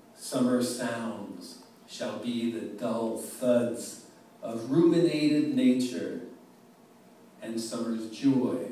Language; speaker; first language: English; native; English